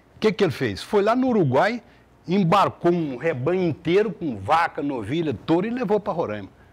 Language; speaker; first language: Portuguese; native; Portuguese